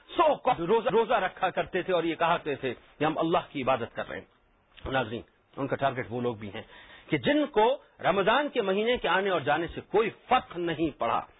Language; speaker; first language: Urdu; native; Urdu